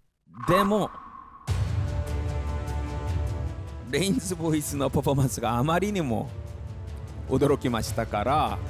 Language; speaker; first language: Japanese; non-native, fluent; Korean